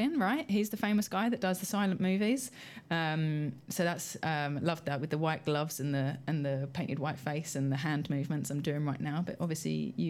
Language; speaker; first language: English; native; English